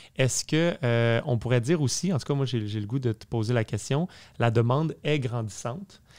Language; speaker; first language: French; native; French